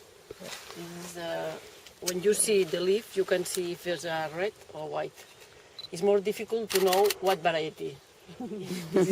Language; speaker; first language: English; non-native, learner; Catalan